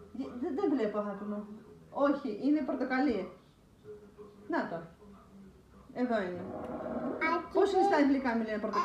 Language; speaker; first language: Greek; non-native, fluent; Russian